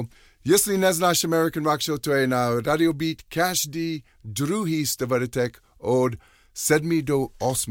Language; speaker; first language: Czech; non-native, learner; English